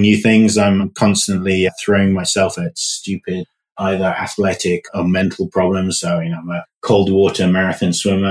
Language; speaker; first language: English; native; English